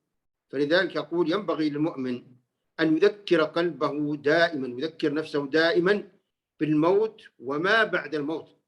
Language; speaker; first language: Arabic; native; Arabic